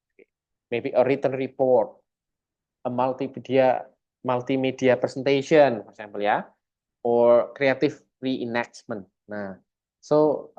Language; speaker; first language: English; non-native, fluent; Indonesian